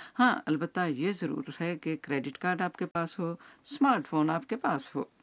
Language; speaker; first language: Urdu; native; Urdu